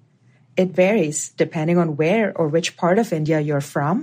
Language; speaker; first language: English; non-native, local second language; Gujarati